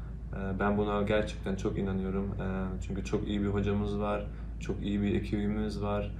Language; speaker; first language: Turkish; early bilingual, heritage; Turkish